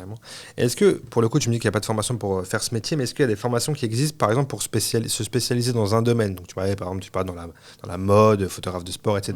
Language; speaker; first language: French; native; French